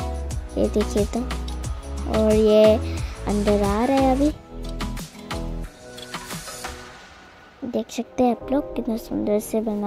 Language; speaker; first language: Hindi; non-native, local second language; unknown